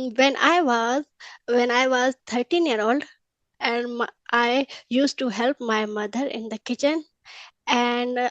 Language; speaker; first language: English; non-native, learner; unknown